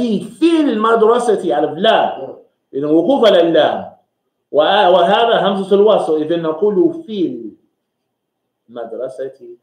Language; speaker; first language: Arabic; non-native, fluent; English